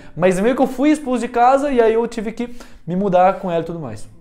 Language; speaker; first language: Portuguese; early bilingual, heritage; Portuguese